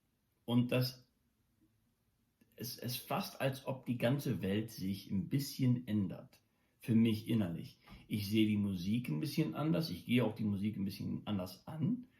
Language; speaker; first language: German; non-native, local second language; English